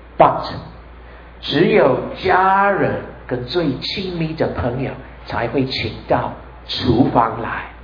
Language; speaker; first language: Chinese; non-native, fluent; English